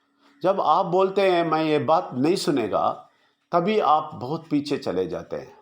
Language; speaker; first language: Hindi; non-native, local second language; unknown